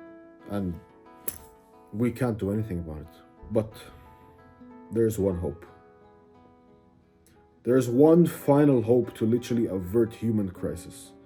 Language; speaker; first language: English; native; English